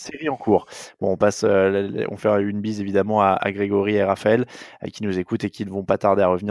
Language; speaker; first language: French; native; French